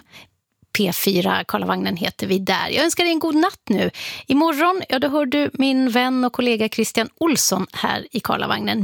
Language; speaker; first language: Swedish; native; Swedish